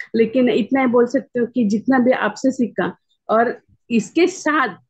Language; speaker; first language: Hindi; non-native, local second language; Marathi